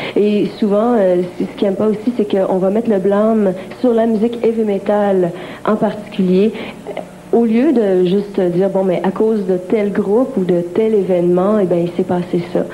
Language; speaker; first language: French; native; French